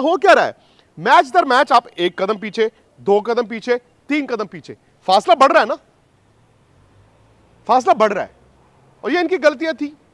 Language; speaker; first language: Hindi; native; Hindi